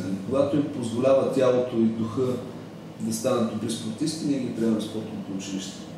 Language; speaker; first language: Bulgarian; native; Bulgarian